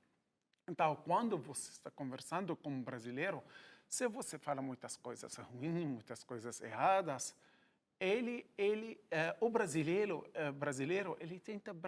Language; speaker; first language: Portuguese; non-native, learner; Arabic